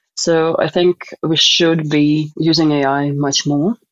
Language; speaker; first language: English; non-native, fluent; Russian